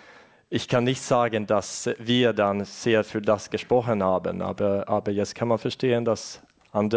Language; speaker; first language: German; non-native, fluent; Estonian